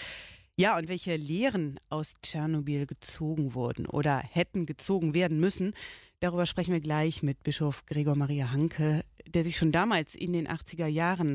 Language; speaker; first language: German; native; German